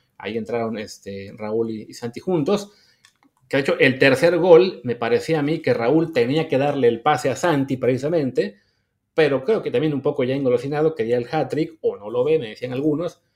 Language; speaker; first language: Spanish; native; Spanish